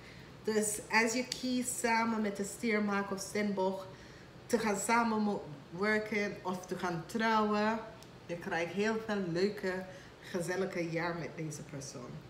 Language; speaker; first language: Dutch; non-native, fluent; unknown